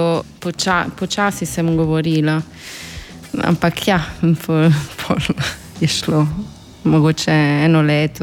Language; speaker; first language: Slovenian; non-native, fluent; Italian